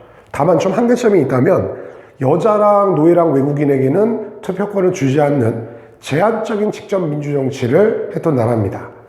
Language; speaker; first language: Korean; native; Korean